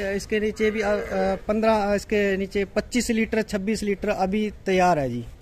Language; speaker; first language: Hindi; native; Hindi